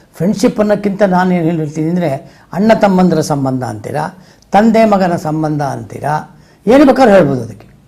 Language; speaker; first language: Kannada; native; Kannada